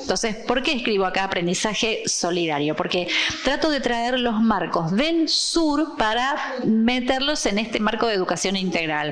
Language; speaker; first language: Spanish; non-native, fluent; Portuguese